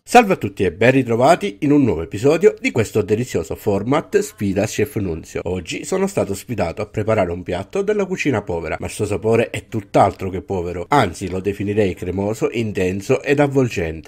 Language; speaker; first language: Italian; native; Italian